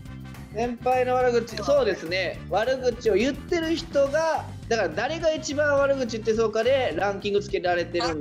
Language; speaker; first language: Japanese; native; Japanese